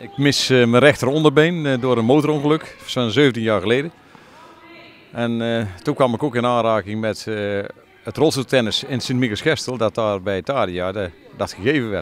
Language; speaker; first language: Dutch; native; Dutch